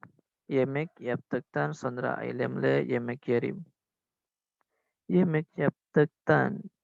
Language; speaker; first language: Turkish; non-native, learner; Indonesian